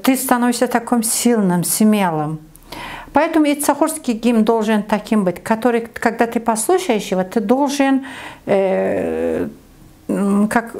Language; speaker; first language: Russian; non-native, learner; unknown